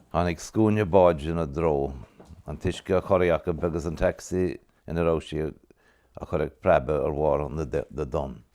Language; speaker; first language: Irish; native; Irish